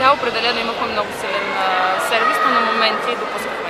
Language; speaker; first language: Bulgarian; native; Bulgarian